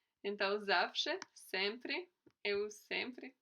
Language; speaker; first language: Portuguese; non-native, fluent; Polish